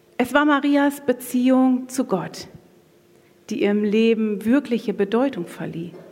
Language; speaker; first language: German; native; German